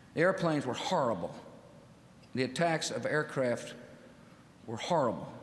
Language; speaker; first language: English; native; English